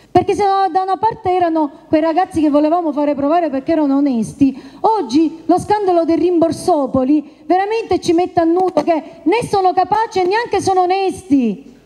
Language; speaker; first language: Italian; native; Italian